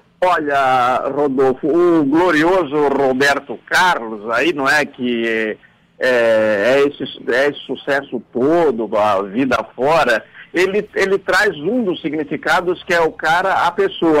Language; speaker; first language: Portuguese; native; Portuguese